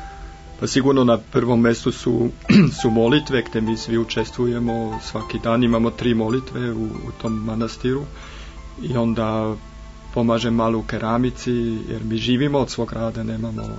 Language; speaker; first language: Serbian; non-native, fluent; German